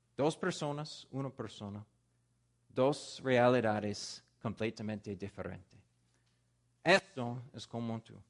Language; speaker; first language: Spanish; non-native, fluent; English